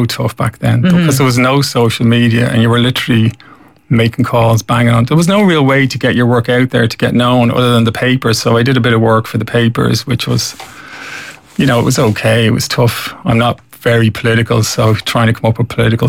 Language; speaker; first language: English; native; English